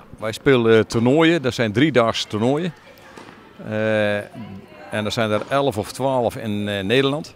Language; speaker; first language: Dutch; native; Dutch